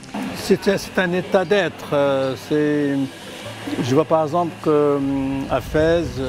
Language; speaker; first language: French; non-native, local second language; Arabic